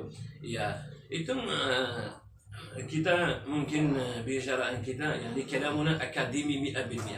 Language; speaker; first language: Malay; non-native, fluent; Arabic